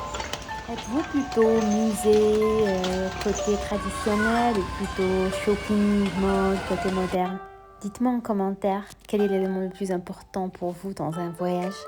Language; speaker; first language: French; non-native, local second language; Arabic